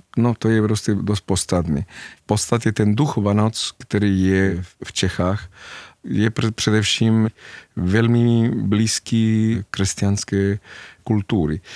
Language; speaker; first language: Czech; non-native, fluent; Spanish